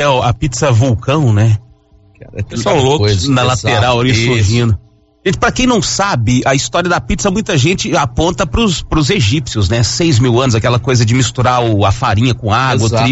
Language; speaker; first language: Portuguese; native; Portuguese